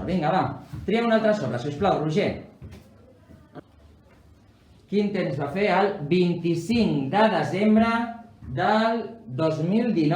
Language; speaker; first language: Catalan; native; Catalan